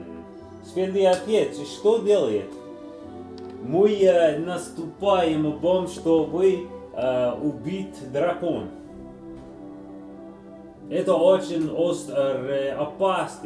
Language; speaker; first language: Russian; non-native, learner; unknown